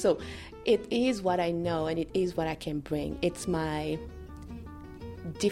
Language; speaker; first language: English; non-native, fluent; French